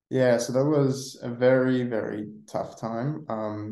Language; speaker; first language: English; native; English